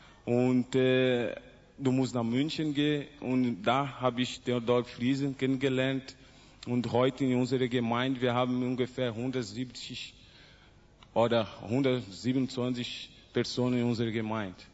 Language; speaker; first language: German; non-native, learner; Portuguese